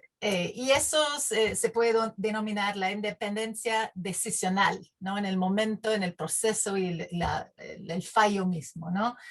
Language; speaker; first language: Spanish; non-native, fluent; English